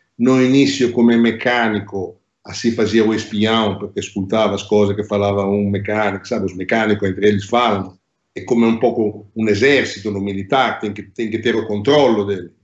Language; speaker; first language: Portuguese; non-native, fluent; Italian